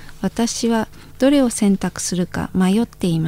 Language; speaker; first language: Japanese; non-native, fluent; Indonesian